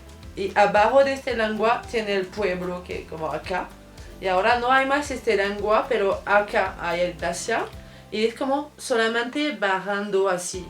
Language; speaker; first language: Spanish; non-native, fluent; French